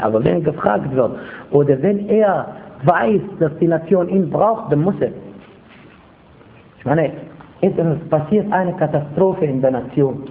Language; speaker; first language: German; non-native, fluent; Arabic